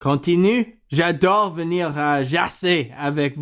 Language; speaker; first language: French; non-native, learner; English